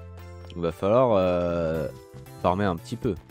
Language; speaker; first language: French; native; French